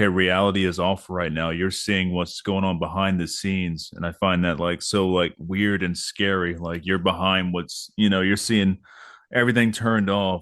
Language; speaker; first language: English; native; English